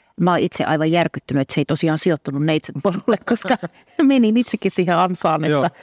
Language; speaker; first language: Finnish; native; Finnish